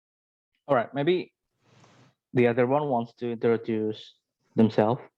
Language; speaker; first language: English; non-native, learner; Indonesian